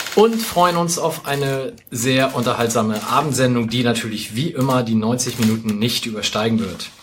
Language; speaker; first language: German; native; German